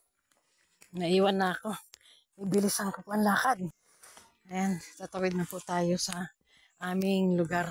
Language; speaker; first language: Filipino; native; Filipino